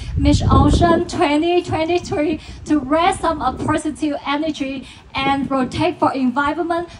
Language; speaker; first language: English; non-native, learner; Vietnamese